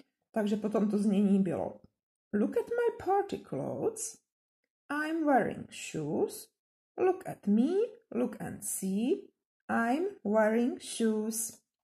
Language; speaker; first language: English; non-native, fluent; Czech